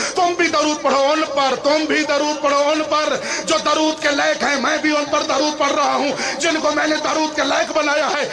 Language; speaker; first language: Urdu; non-native, local second language; Punjabi